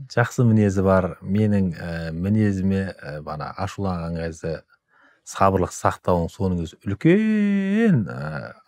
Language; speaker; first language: Kazakh; native; Kazakh